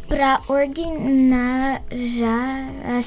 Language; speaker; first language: Portuguese; early bilingual, heritage; Portuguese